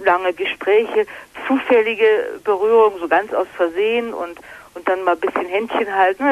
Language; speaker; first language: German; native; German